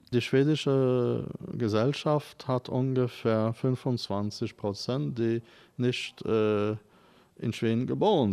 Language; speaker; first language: German; non-native, fluent; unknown